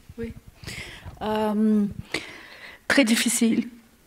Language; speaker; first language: French; non-native, learner; Portuguese